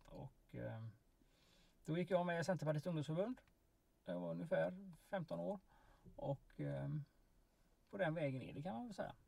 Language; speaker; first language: Swedish; native; Swedish